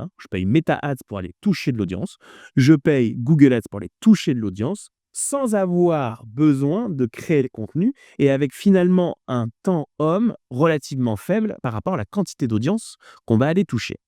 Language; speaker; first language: French; native; French